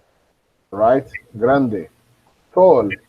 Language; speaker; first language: English; non-native, fluent; Spanish